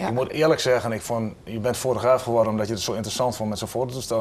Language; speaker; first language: Dutch; native; Dutch